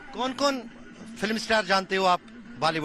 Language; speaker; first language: Hindi; native; Hindi